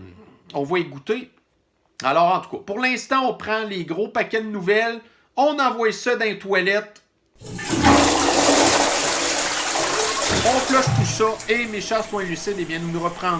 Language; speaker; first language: French; native; French